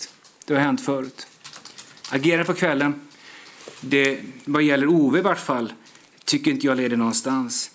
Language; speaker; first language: Swedish; native; Swedish